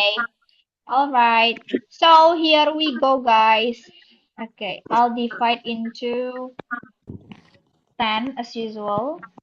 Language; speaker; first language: English; non-native, learner; Indonesian